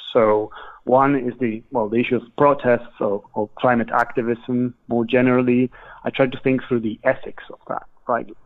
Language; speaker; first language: English; non-native, fluent; Spanish